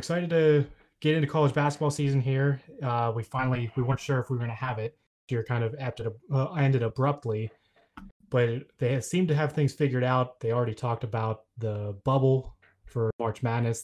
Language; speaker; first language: English; native; English